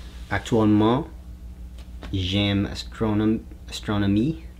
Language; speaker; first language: French; non-native, learner; English